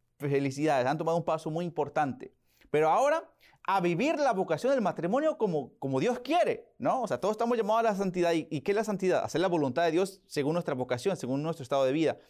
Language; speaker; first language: Spanish; early bilingual, heritage; Spanish